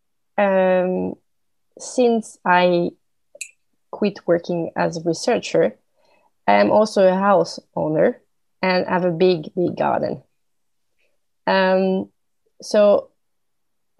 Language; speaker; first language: English; non-native, fluent; French